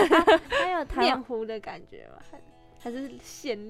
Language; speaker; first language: Chinese; native; Chinese